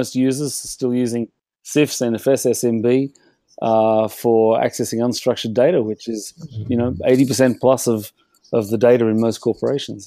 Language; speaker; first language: English; native; English